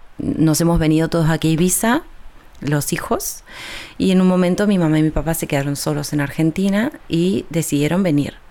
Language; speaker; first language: Spanish; native; Spanish